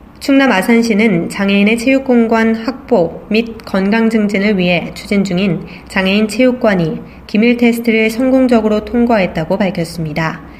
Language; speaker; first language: Korean; native; Korean